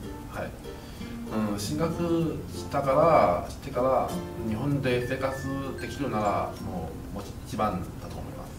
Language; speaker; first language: Japanese; non-native, fluent; Chinese